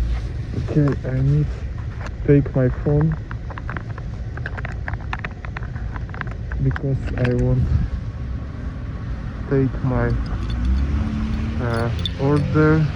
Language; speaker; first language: English; non-native, learner; Russian